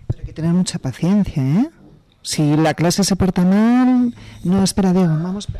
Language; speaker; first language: Spanish; native; Spanish